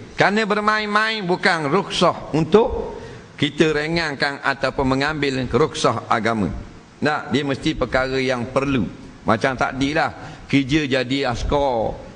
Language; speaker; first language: Malay; native; Malay